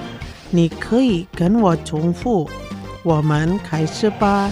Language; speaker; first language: Chinese; non-native, fluent; Indonesian